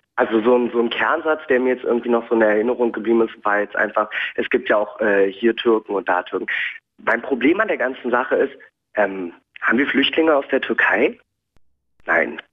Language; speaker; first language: German; native; German